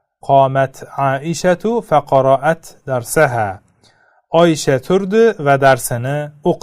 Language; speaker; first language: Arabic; non-native, fluent; Uzbek